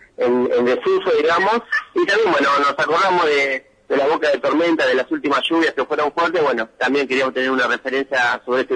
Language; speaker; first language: Spanish; native; Spanish